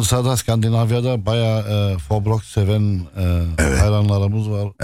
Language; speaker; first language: Turkish; non-native, local second language; Arabic